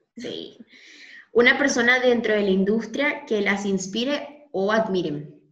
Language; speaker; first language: Spanish; native; Spanish